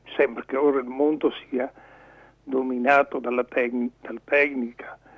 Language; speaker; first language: Italian; native; Italian